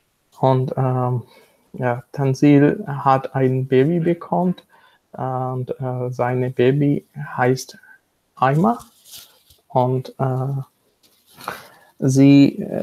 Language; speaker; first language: German; non-native, learner; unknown